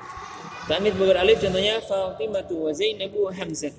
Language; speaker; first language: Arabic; non-native, fluent; Indonesian